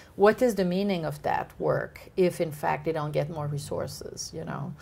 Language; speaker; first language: English; native; English